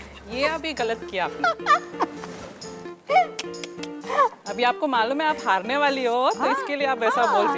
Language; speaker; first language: Hindi; native; Hindi